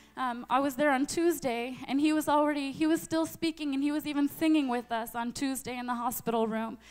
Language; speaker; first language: English; early bilingual, other home language; Ukrainian